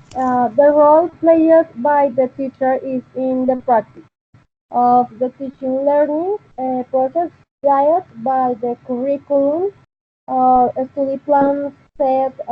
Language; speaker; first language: English; non-native, learner; Spanish